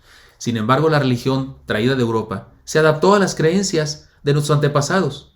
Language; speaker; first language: Spanish; native; Spanish